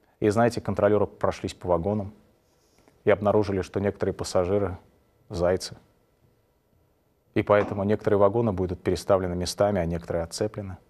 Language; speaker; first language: Russian; native; Russian